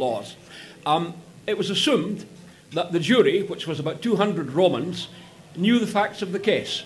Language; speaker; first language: English; native; English